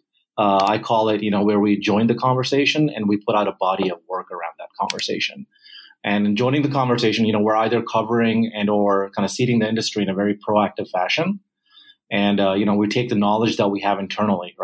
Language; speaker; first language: English; non-native, local second language; Punjabi